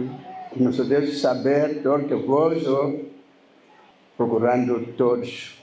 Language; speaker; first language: Portuguese; non-native, learner; Lingala